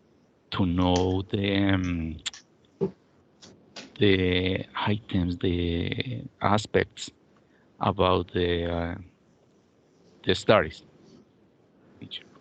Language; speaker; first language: English; non-native, learner; Spanish